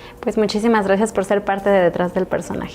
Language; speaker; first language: Spanish; native; Spanish